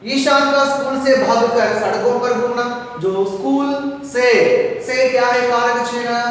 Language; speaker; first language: Hindi; non-native, local second language; Telugu